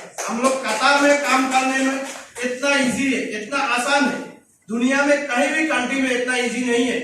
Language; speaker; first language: Hindi; non-native, fluent; Bangla